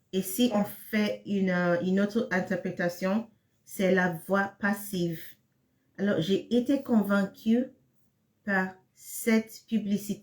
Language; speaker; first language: French; non-native, fluent; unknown